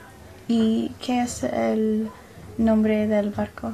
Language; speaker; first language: Spanish; non-native, learner; English